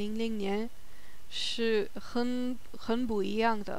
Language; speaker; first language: Chinese; non-native, learner; German